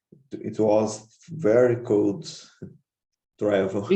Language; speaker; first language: English; non-native, learner; Portuguese